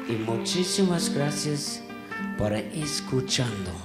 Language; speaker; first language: Spanish; non-native, learner; English